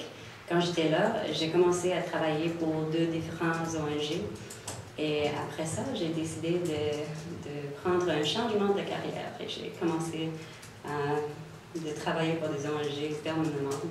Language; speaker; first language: French; non-native, local second language; English